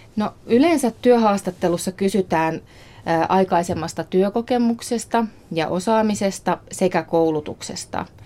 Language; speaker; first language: Finnish; native; Finnish